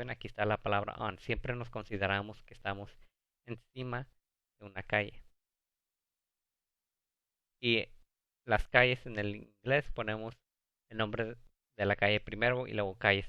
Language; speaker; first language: Spanish; early bilingual, heritage; Spanish